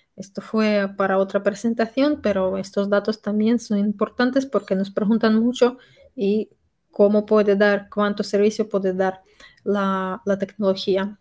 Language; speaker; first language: Spanish; non-native, fluent; Russian